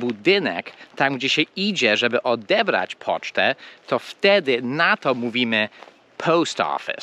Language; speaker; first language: Polish; non-native, fluent; English